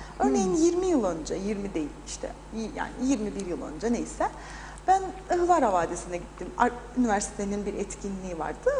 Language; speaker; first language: Turkish; native; Turkish